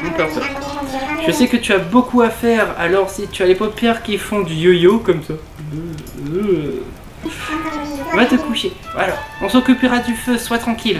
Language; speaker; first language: French; native; French